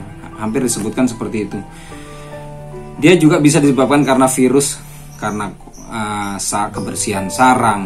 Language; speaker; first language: Indonesian; native; Indonesian